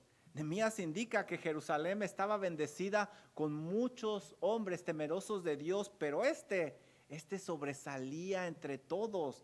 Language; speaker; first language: Spanish; native; Spanish